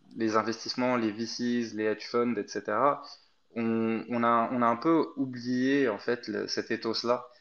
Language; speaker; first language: French; non-native, fluent; Arabic